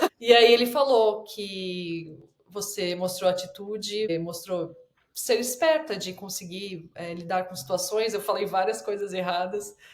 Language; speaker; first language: Portuguese; native; Portuguese